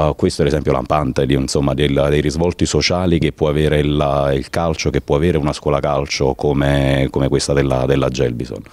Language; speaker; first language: Italian; native; Italian